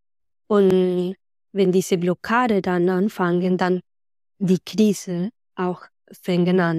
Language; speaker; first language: German; non-native, fluent; Spanish